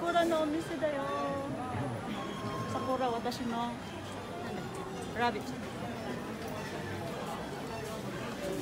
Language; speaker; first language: Japanese; non-native, learner; Filipino